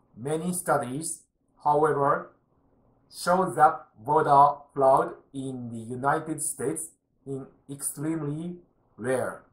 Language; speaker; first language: English; non-native, learner; Japanese